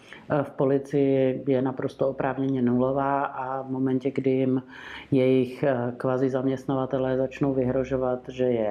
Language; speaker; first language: Czech; native; Czech